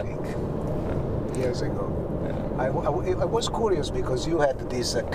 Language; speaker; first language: English; non-native, learner; Italian